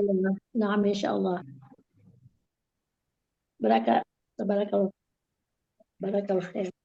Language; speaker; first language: Arabic; non-native, learner; Indonesian